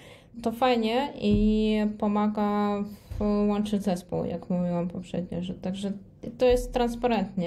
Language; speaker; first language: Polish; non-native, fluent; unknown